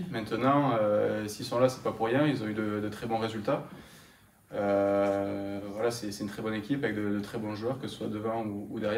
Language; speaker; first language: French; native; French